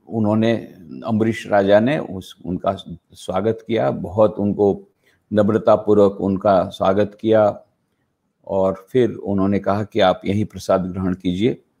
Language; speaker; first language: Hindi; non-native, local second language; Gujarati